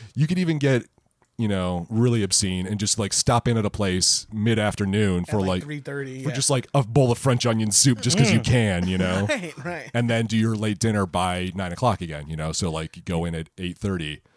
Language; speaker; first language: English; native; English